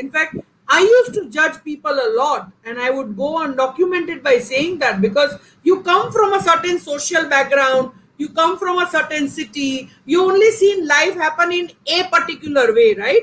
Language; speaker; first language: English; non-native, local second language; Gujarati